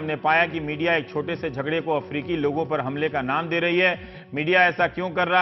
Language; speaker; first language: Hindi; native; Hindi